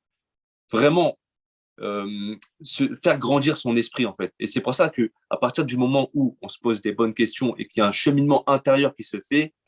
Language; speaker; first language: French; native; French